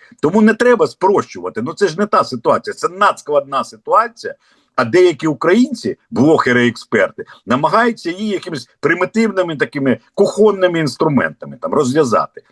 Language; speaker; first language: Ukrainian; non-native, local second language; Russian